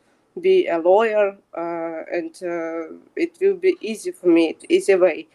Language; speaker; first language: English; non-native, fluent; Ukrainian